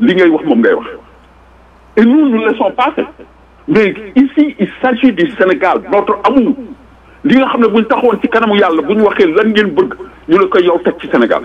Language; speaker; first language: French; non-native, local second language; Wolof